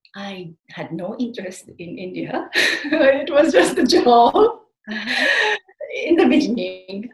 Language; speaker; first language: English; non-native, fluent; Japanese